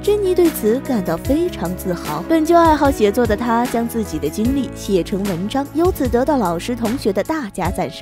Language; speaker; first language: Chinese; native; Chinese